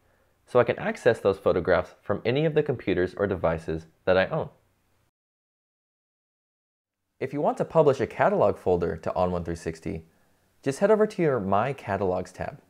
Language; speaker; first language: English; native; English